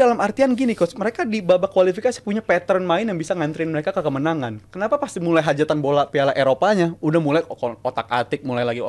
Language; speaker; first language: Indonesian; native; Indonesian